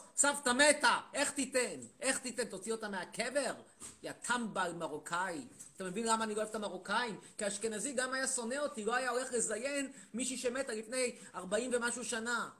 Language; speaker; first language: Hebrew; native; Hebrew